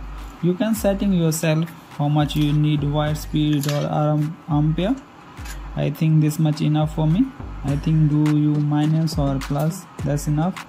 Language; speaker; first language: English; non-native, learner; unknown